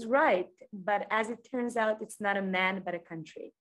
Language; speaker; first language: English; non-native, fluent; Croatian